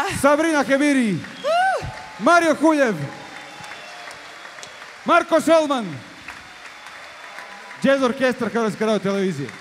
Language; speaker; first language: Croatian; native; Croatian